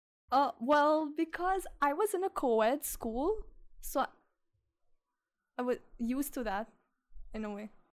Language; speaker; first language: English; early bilingual, other home language; Russian